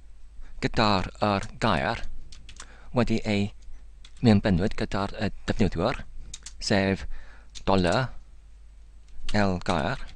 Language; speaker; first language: Welsh; non-native, learner; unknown